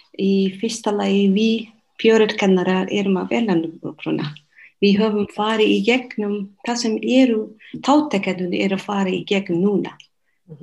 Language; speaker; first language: Icelandic; non-native, fluent; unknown